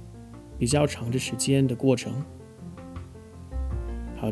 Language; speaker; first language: Chinese; non-native, fluent; English